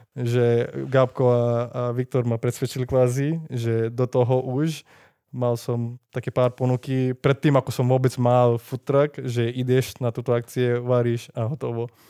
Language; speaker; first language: Slovak; non-native, fluent; Hindi